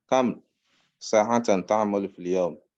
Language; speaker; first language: Arabic; non-native, fluent; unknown